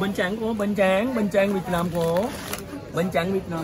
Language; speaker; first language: Vietnamese; non-native, learner; Hindi